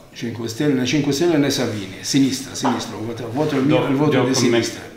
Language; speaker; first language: Italian; non-native, fluent; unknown